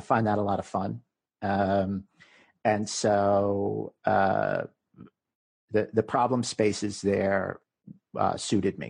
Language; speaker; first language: English; native; English